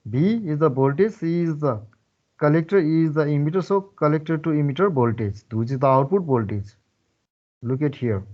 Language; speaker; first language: English; non-native, local second language; Nepali